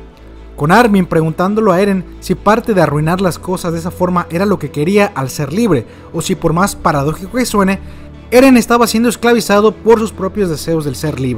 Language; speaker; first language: Spanish; native; Spanish